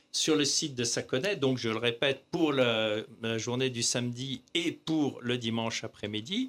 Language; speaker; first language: French; native; French